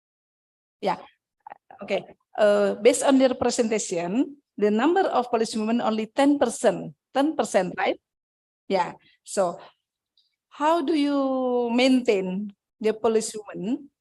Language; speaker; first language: English; non-native, fluent; Indonesian